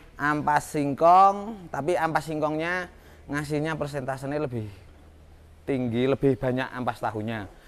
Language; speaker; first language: Indonesian; non-native, local second language; Javanese